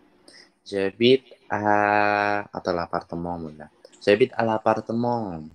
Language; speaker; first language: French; non-native, learner; Indonesian